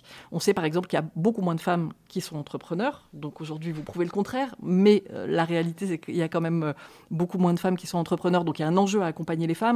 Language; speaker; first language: French; native; French